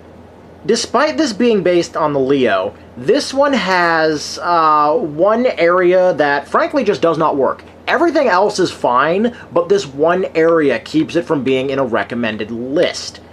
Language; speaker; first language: English; native; English